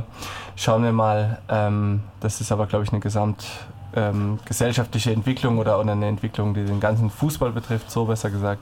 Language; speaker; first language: German; native; German